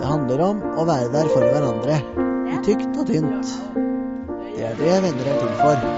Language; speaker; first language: Norwegian; native; Norwegian